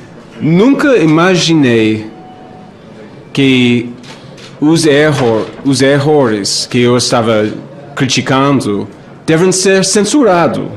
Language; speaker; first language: Portuguese; non-native, fluent; English